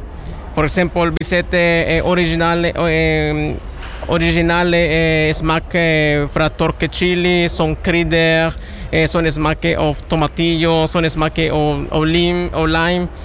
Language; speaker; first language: Norwegian; non-native, learner; Spanish